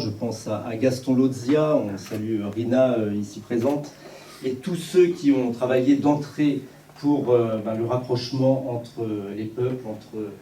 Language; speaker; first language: French; native; French